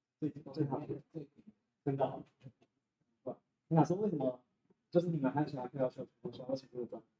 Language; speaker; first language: Chinese; native; Chinese